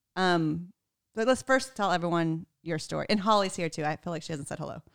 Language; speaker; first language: English; native; English